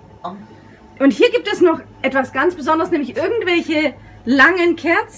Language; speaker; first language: German; native; German